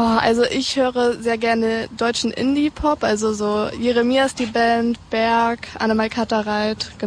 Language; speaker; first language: German; native; German